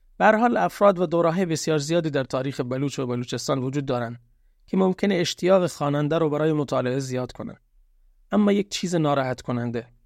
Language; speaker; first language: Persian; non-native, local second language; Baluchi